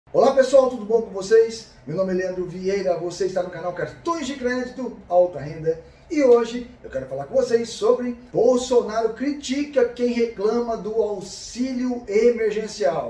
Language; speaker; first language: Portuguese; native; Portuguese